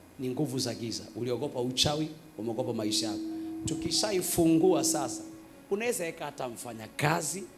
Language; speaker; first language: Swahili; native; Swahili